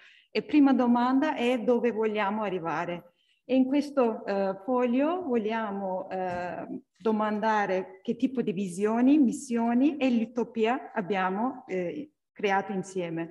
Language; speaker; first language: Italian; non-native, learner; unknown